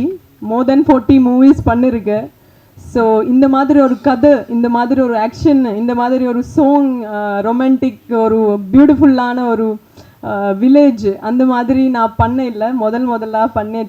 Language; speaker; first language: Tamil; non-native, learner; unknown